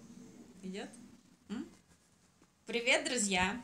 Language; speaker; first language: Russian; native; Russian